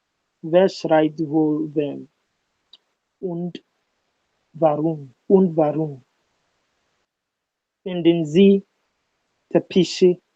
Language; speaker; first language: German; non-native, learner; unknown